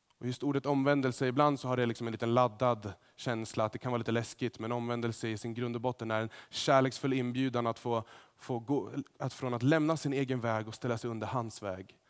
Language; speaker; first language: Swedish; native; Swedish